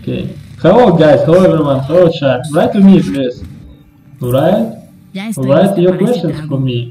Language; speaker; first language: English; non-native, learner; Russian